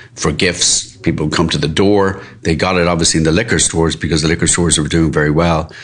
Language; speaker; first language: English; native; English